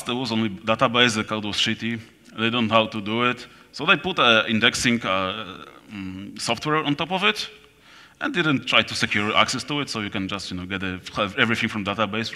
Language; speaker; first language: English; non-native, fluent; Polish